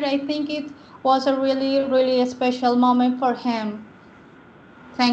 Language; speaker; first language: English; non-native, learner; Spanish